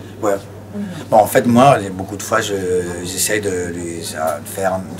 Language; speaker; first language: French; non-native, learner; Spanish